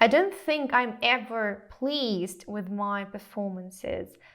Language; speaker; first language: English; non-native, fluent; Ukrainian